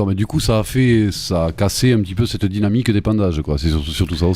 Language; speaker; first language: French; native; French